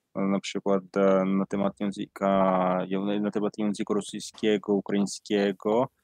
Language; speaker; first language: Polish; non-native, learner; Italian